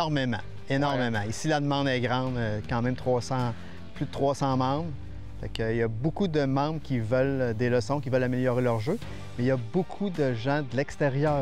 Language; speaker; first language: French; native; French